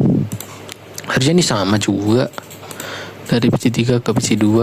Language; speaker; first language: Indonesian; native; Indonesian